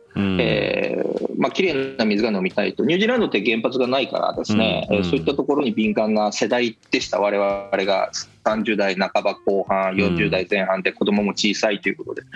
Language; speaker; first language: Japanese; native; Japanese